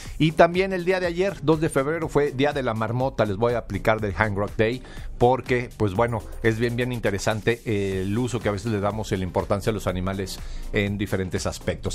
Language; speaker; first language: Spanish; native; Spanish